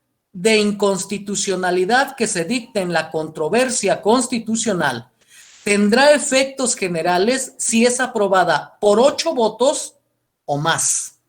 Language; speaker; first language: Spanish; native; Spanish